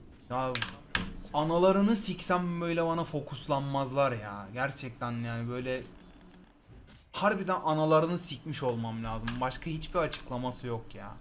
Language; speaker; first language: Turkish; native; Turkish